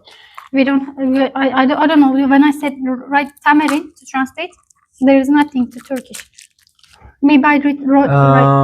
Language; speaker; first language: English; non-native, learner; Turkish